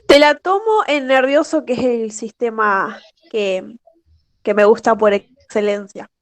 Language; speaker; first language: Spanish; native; Spanish